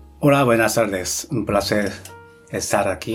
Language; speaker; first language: Spanish; non-native, fluent; Japanese